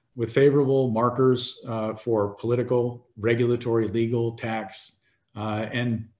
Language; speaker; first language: English; native; English